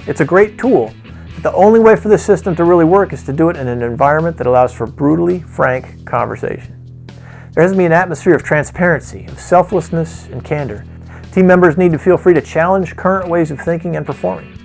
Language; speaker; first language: English; native; English